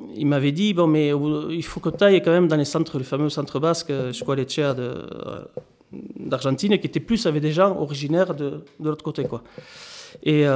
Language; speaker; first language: French; native; French